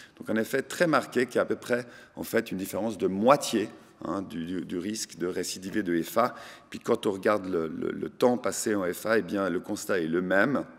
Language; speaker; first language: French; native; French